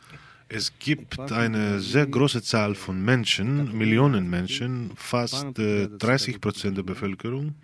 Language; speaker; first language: German; non-native, fluent; Greek